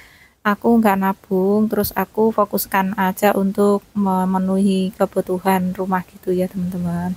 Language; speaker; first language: Indonesian; native; Indonesian